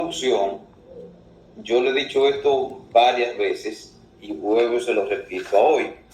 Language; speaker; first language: Spanish; native; Spanish